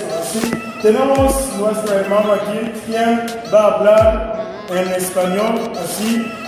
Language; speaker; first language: Spanish; non-native, learner; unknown